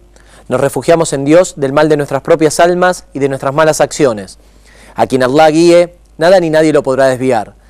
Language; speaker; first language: Spanish; native; Spanish